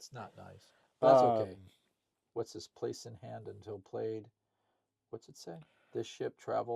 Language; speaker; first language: English; native; English